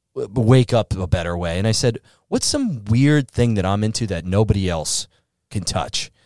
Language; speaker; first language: English; native; English